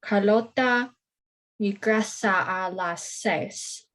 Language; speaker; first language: Spanish; non-native, learner; English